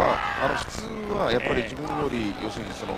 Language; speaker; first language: Japanese; native; Japanese